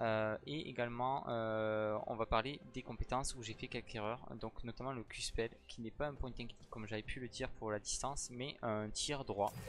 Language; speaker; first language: French; native; French